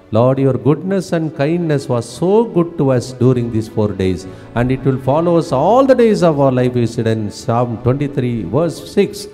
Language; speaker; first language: English; non-native, local second language; Telugu